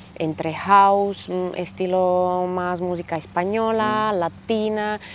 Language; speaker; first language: Spanish; non-native, fluent; Slovak